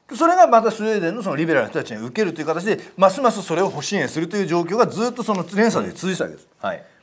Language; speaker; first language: Japanese; native; Japanese